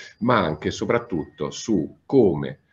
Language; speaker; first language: Italian; native; Italian